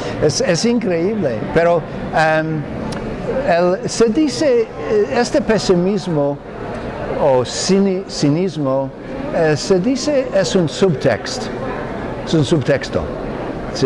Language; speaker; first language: Spanish; non-native, fluent; English